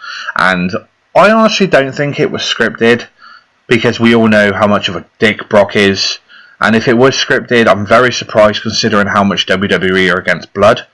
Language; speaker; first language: English; native; English